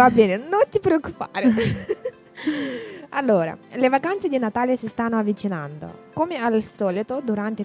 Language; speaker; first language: Italian; non-native, learner; Romanian